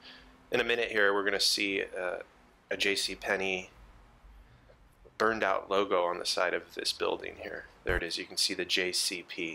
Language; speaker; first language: English; native; English